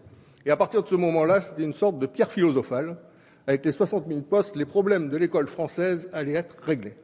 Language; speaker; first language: French; native; French